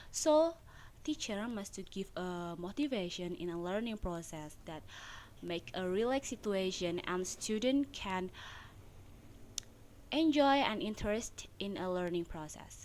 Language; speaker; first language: English; non-native, learner; Indonesian